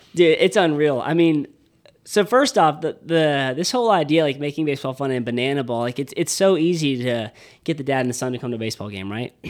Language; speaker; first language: English; native; English